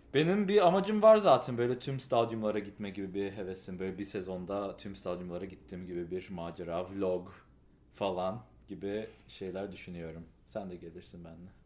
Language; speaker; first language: Turkish; early bilingual, heritage; Turkish